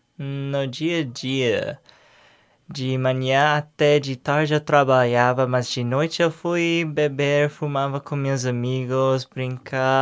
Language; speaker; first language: Portuguese; non-native, learner; English